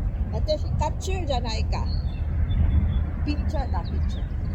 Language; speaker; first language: Japanese; non-native, learner; Filipino